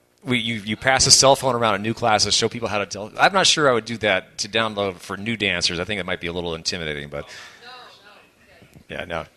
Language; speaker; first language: English; native; English